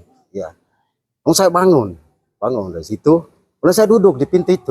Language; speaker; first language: Indonesian; non-native, local second language; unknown